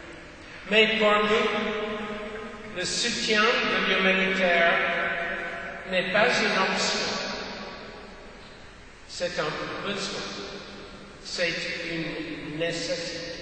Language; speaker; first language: French; non-native, fluent; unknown